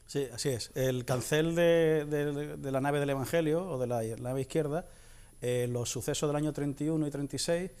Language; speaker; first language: Spanish; native; Spanish